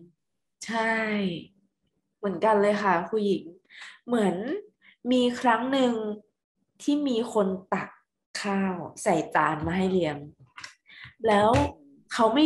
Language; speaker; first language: Thai; native; Thai